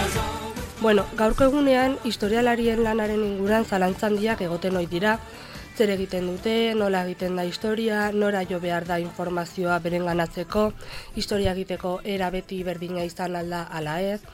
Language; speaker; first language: Basque; native; Basque